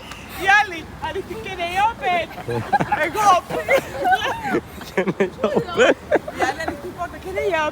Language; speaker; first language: Greek; native; Greek